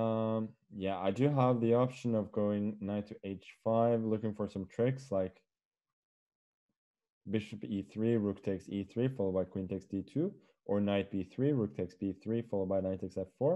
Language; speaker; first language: English; non-native, fluent; Norwegian